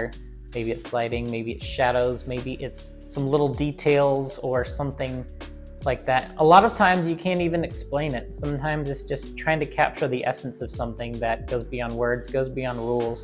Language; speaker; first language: English; native; English